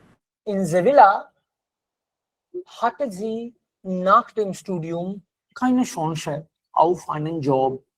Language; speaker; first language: German; non-native, fluent; Hindi